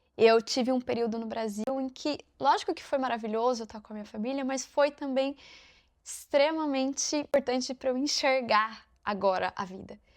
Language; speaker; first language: Portuguese; native; Portuguese